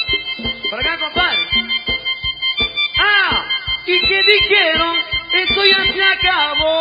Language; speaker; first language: Spanish; native; Spanish